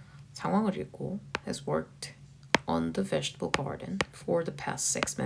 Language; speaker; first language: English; non-native, fluent; Korean